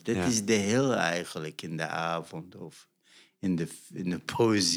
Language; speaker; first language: Dutch; non-native, fluent; Arabic